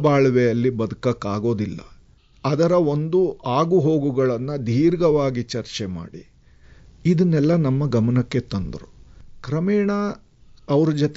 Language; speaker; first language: Kannada; native; Kannada